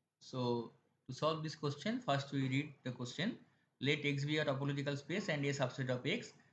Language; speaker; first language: English; non-native, local second language; Bangla